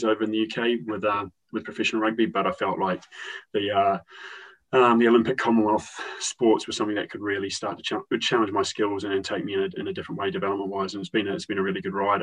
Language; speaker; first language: English; native; English